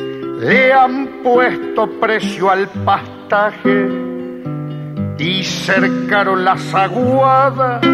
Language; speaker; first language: Spanish; native; Spanish